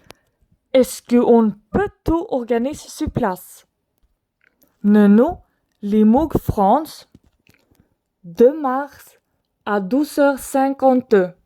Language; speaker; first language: French; non-native, learner; Swedish